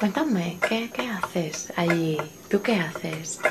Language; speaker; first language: Spanish; non-native, fluent; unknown